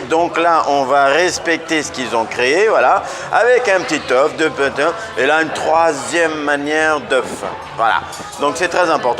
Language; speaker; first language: French; native; French